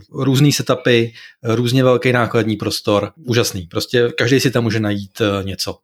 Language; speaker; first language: Czech; native; Czech